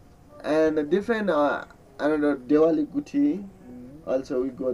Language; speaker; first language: English; non-native, learner; Newari